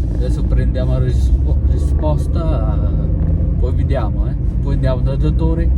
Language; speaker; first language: Italian; non-native, learner; Punjabi